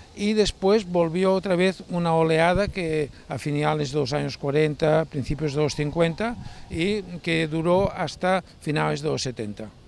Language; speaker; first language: Spanish; native; Spanish